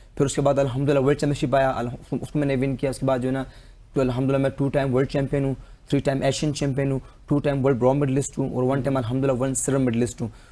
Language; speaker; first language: Urdu; non-native, local second language; Pashto